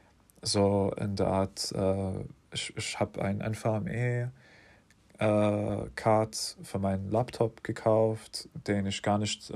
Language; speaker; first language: German; non-native, fluent; English